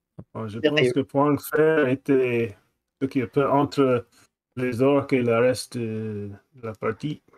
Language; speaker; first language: French; non-native, fluent; English